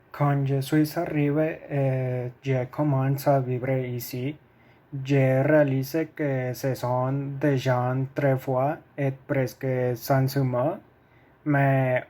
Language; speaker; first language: French; non-native, learner; Spanish